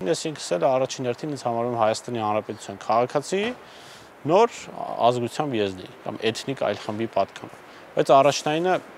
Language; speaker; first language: Armenian; non-native, local second language; Kurdish